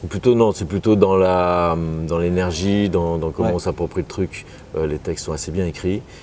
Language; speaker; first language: French; native; French